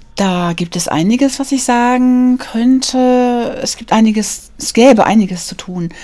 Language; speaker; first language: German; native; German